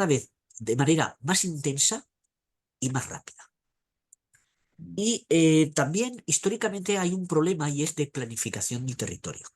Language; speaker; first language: Spanish; native; Spanish